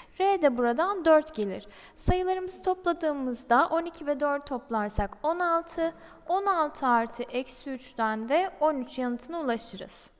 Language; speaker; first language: Turkish; native; Turkish